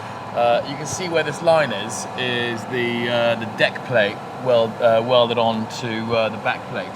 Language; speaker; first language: English; native; English